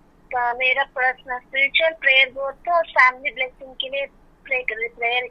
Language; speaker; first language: Hindi; non-native, local second language; Kannada